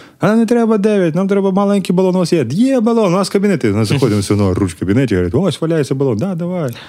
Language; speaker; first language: Ukrainian; native; Ukrainian